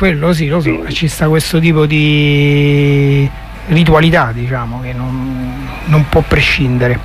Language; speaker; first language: Italian; native; Italian